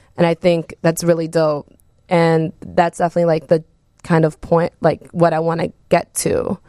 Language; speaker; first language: English; early bilingual, other home language; Spanish